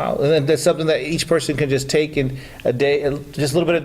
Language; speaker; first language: English; native; English